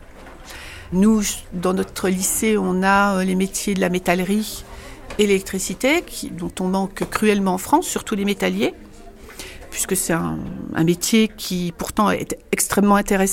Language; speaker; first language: French; native; French